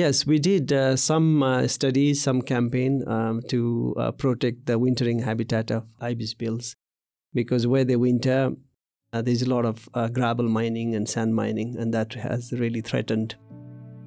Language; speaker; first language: English; non-native, local second language; Nepali